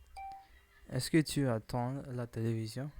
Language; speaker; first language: French; non-native, learner; English